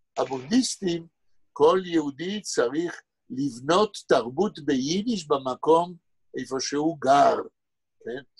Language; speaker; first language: Hebrew; non-native, fluent; Yiddish